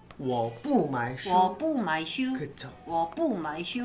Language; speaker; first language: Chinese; non-native, learner; Korean